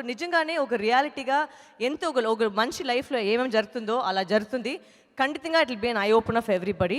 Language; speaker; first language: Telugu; non-native, local second language; Tamil